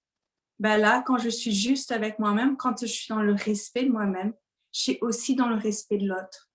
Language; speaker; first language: French; native; French